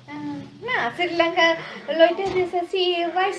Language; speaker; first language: German; non-native, learner; Tamil